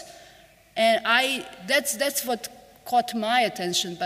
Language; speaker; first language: English; non-native, fluent; Serbian